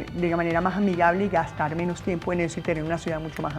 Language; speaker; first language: Spanish; native; Spanish